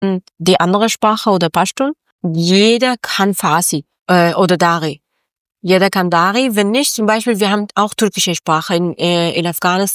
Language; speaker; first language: German; non-native, fluent; Persian